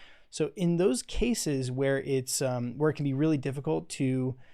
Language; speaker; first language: English; native; English